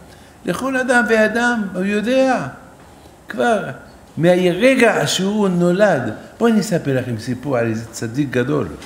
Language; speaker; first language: Hebrew; non-native, fluent; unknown